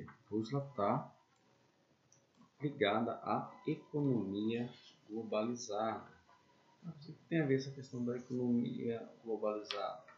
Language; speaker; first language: Portuguese; native; Portuguese